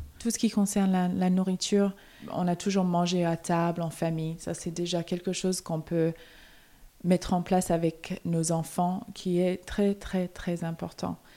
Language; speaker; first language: French; non-native, fluent; English